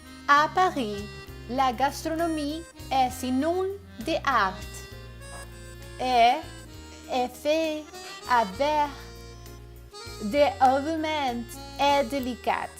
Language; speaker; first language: French; non-native, learner; Spanish